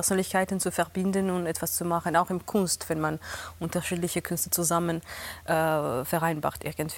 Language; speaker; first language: German; non-native, fluent; Georgian